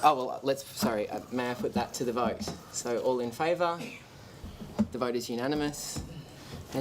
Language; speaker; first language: English; native; English